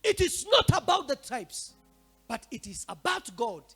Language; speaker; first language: English; non-native, local second language; Swahili